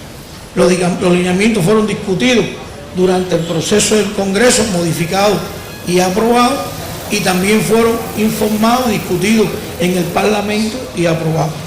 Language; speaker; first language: Spanish; native; Spanish